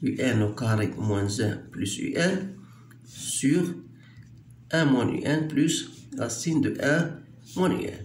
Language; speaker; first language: French; non-native, local second language; Arabic